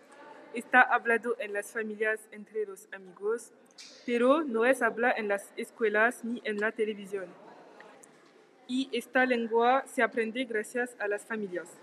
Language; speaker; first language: Spanish; non-native, learner; French